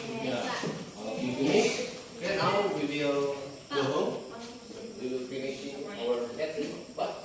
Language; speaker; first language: English; non-native, fluent; Indonesian